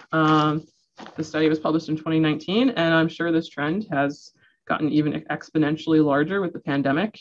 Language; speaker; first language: English; native; English